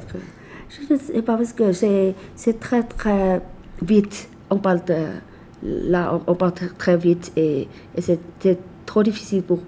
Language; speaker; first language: French; non-native, fluent; Thai